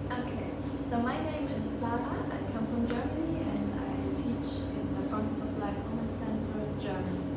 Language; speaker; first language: English; non-native, fluent; German